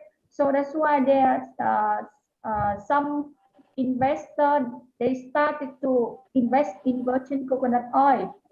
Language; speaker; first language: English; non-native, learner; Vietnamese